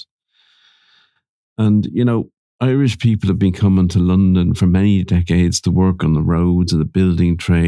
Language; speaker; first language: English; native; English